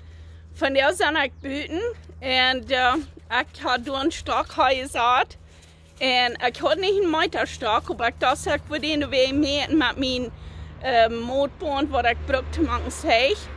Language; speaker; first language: German; early bilingual, heritage; German